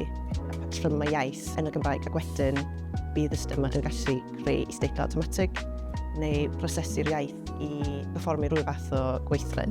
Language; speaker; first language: Welsh; non-native, local second language; English